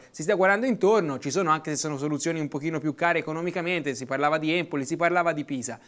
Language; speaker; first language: Italian; native; Italian